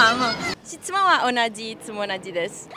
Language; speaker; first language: Japanese; non-native, fluent; Italian